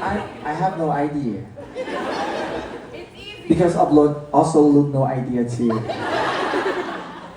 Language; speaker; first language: English; non-native, learner; Thai